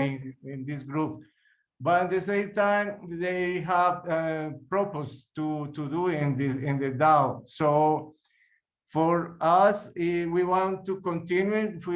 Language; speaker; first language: English; non-native, learner; Spanish